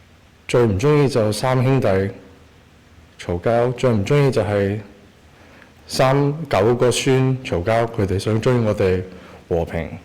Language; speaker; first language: Cantonese; early bilingual, heritage; Cantonese